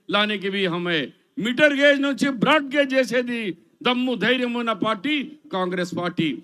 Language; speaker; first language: Hindi; non-native, local second language; Urdu